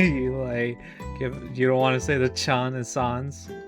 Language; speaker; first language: English; native; English